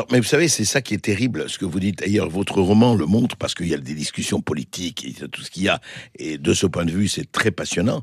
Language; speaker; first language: French; native; French